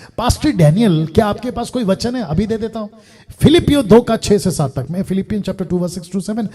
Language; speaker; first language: Hindi; non-native, local second language; Telugu